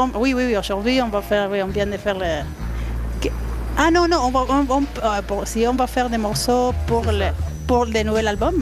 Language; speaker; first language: French; non-native, learner; Spanish